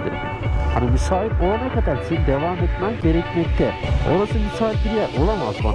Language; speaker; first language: Turkish; native; Turkish